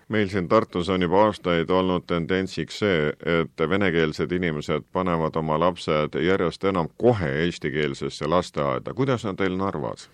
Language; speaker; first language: Estonian; native; Estonian